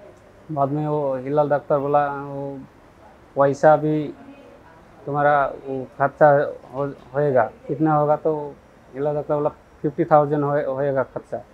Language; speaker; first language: Hindi; non-native, local second language; Bangla